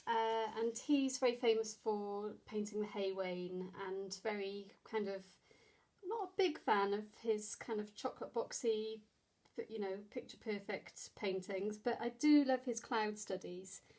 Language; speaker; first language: English; native; English